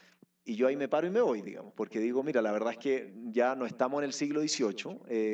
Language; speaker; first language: Spanish; native; Spanish